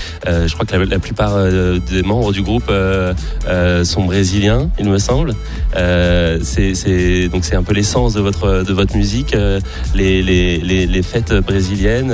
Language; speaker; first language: French; native; French